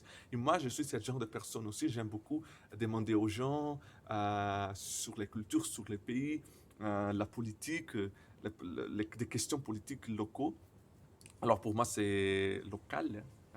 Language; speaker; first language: French; non-native, learner; Portuguese